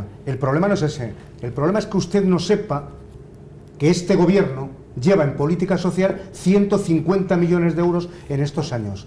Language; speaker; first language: Spanish; native; Spanish